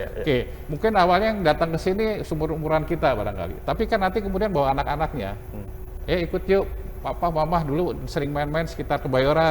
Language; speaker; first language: Indonesian; native; Indonesian